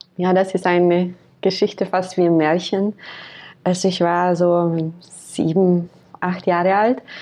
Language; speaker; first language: German; non-native, fluent; Hungarian